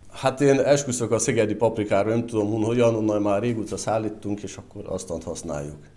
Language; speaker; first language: Hungarian; native; Hungarian